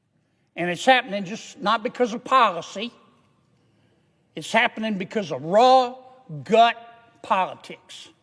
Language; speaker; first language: English; native; English